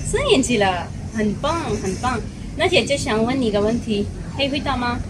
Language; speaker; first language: Chinese; non-native, fluent; Urdu